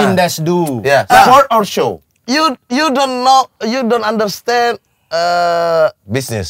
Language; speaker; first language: English; non-native, learner; Indonesian